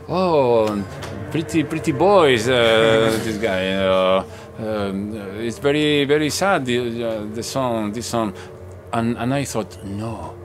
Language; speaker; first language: English; non-native, learner; Spanish